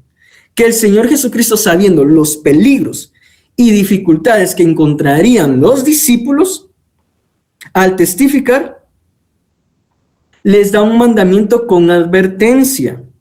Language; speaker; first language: Spanish; native; Spanish